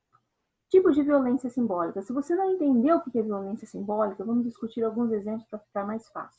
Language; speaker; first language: Portuguese; native; Portuguese